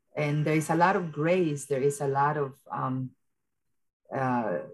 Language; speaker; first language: English; early bilingual, other home language; Spanish